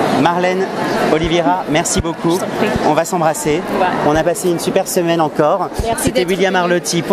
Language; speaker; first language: French; native; French